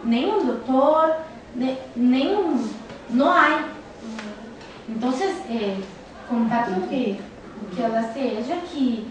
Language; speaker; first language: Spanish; non-native, learner; Portuguese